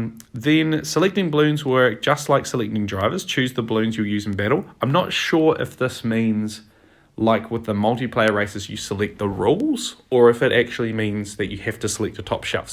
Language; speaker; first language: English; native; English